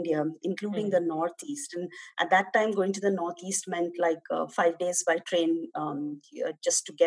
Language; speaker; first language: English; non-native, local second language; Hindi